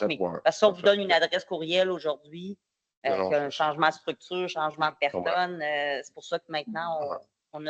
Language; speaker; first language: French; native; French